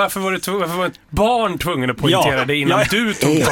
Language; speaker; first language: Swedish; native; Swedish